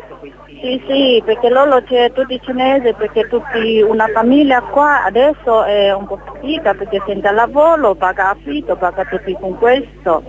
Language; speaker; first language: Italian; non-native, learner; Chinese